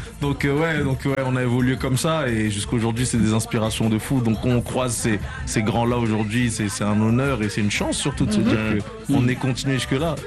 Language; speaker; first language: French; native; French